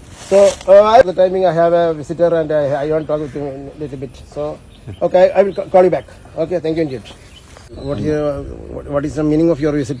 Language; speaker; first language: English; non-native, local second language; Malayalam